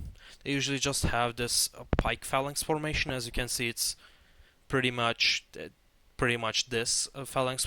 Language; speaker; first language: English; non-native, fluent; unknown